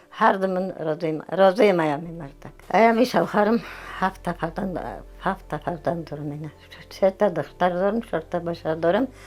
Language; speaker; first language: Tajik; non-native, fluent; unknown